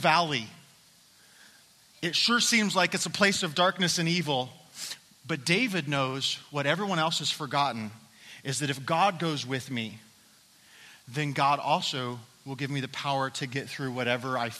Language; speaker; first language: English; native; English